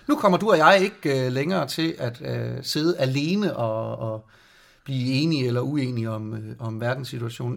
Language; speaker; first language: Danish; native; Danish